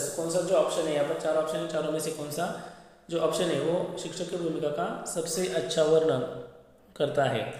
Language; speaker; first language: Hindi; non-native, local second language; Marathi